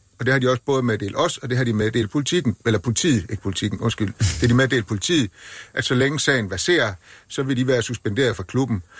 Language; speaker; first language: Danish; native; Danish